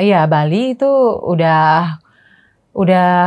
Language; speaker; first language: Indonesian; native; Indonesian